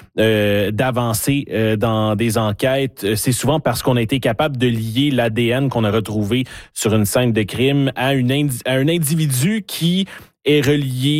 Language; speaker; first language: French; native; French